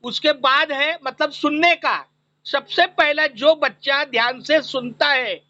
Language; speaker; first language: Hindi; non-native, local second language; Marathi